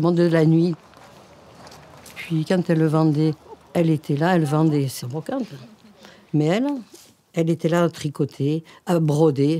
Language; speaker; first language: French; native; French